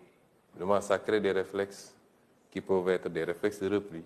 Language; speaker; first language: French; non-native, local second language; Wolof